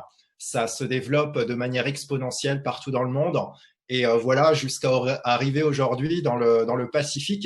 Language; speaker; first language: French; native; French